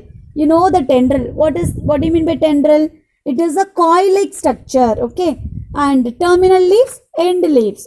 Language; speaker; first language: English; non-native, local second language; Tamil